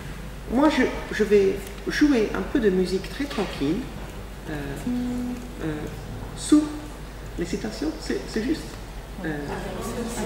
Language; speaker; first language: French; non-native, fluent; English